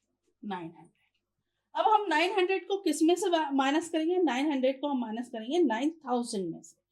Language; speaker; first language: Hindi; native; Hindi